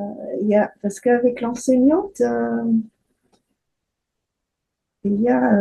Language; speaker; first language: French; native; French